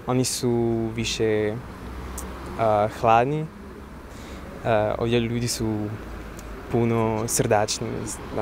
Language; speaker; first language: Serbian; non-native, learner; French